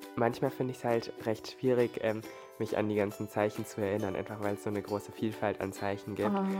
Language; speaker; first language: German; native; German